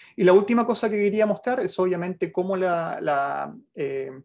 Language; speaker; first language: Spanish; native; Spanish